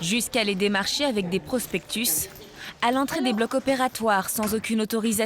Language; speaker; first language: French; native; French